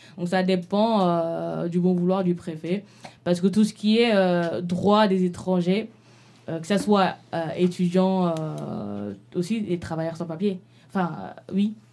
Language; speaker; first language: French; non-native, local second language; Wolof